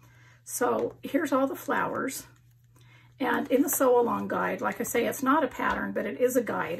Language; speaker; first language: English; native; English